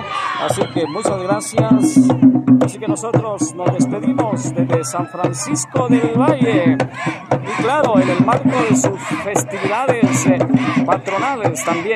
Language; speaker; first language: Spanish; native; Spanish